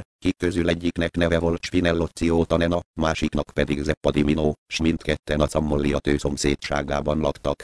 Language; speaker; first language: Hungarian; native; Hungarian